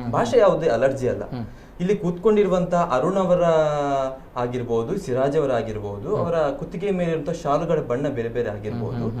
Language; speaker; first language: Kannada; non-native, local second language; Tulu